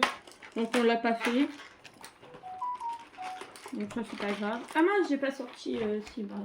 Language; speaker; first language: French; native; French